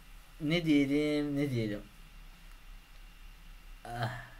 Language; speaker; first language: Turkish; native; Turkish